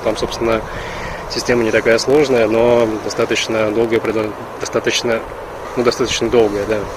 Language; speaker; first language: Russian; native; Russian